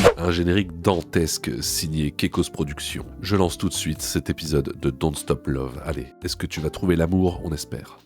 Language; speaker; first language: French; native; French